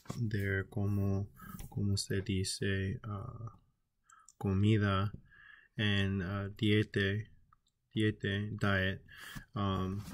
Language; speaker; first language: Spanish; non-native, learner; English